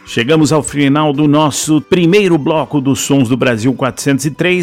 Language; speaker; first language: Portuguese; native; Portuguese